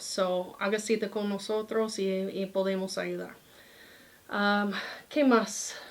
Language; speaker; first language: Spanish; non-native, fluent; English